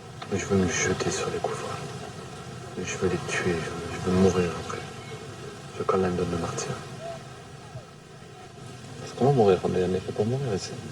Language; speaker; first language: French; native; French